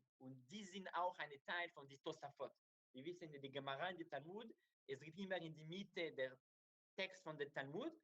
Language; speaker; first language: German; non-native, learner; Hebrew